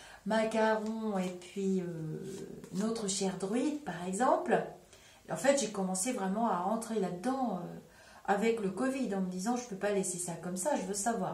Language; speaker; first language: French; native; French